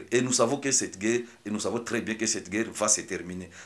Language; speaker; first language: French; non-native, local second language; Swahili